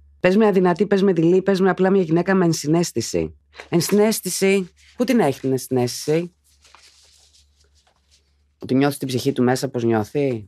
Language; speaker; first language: Greek; native; Greek